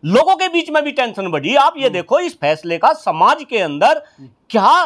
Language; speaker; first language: Hindi; native; Hindi